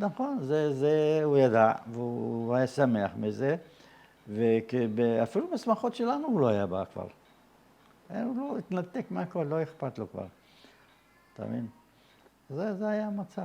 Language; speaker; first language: Hebrew; early bilingual, other home language; Arabic